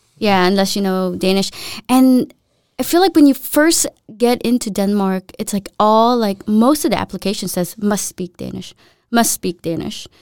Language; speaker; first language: English; native; English